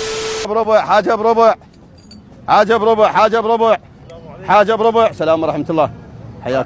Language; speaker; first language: Arabic; native; Arabic